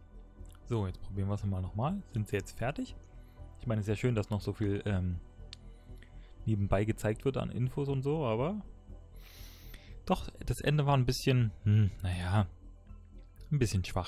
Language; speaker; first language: German; native; German